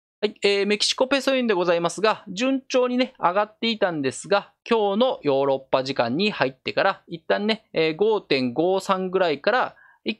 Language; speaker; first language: Japanese; native; Japanese